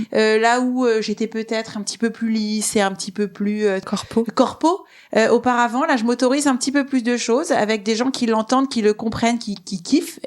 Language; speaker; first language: French; native; French